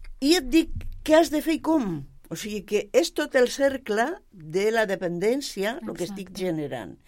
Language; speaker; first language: Catalan; non-native, local second language; Spanish